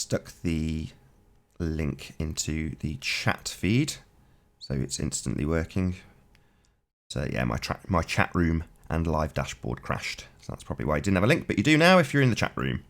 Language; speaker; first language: English; native; English